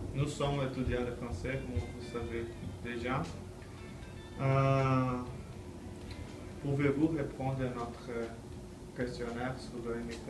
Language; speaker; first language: French; non-native, learner; Portuguese